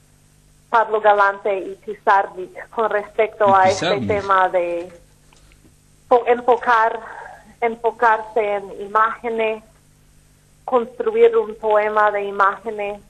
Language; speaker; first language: Spanish; non-native, fluent; English